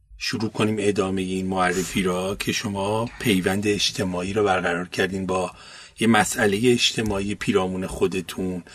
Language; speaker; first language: Persian; native; Persian